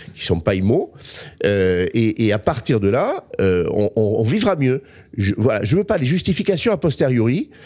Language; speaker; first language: French; native; French